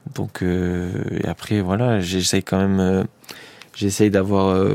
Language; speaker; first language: French; native; French